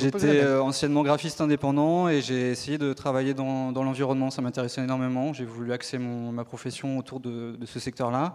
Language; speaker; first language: French; native; French